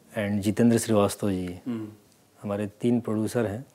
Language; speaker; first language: Hindi; native; Hindi